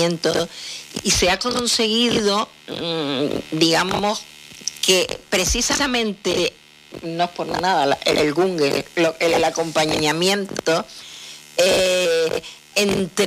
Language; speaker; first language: Spanish; native; Spanish